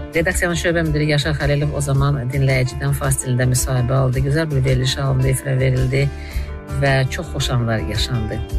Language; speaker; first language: Azerbaijani; native; Azerbaijani